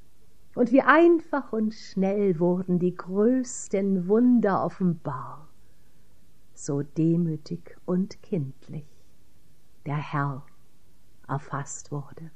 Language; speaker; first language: German; native; German